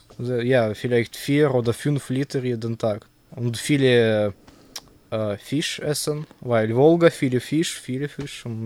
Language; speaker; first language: German; non-native, learner; Russian